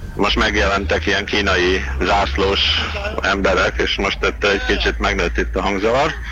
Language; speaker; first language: Hungarian; native; Hungarian